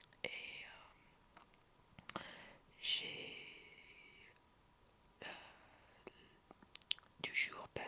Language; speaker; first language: French; non-native, learner; English